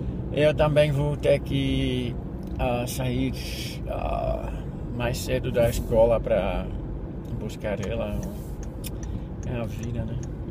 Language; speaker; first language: Portuguese; non-native, learner; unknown